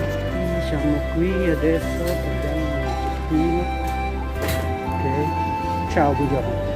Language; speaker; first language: Italian; non-native, learner; Filipino